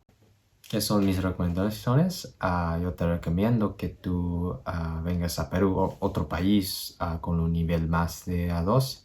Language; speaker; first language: Spanish; non-native, learner; English